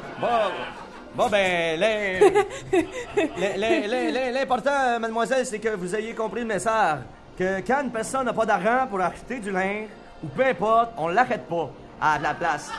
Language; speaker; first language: French; native; French